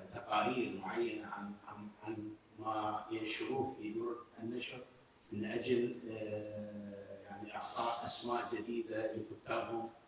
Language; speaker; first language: Arabic; native; Arabic